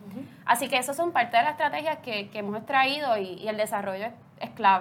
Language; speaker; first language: Spanish; native; Spanish